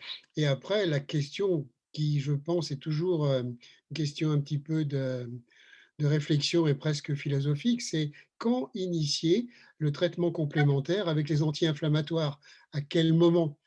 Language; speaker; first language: French; native; French